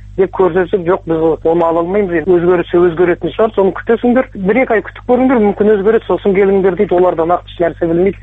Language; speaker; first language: Kazakh; early bilingual, heritage; Kazakh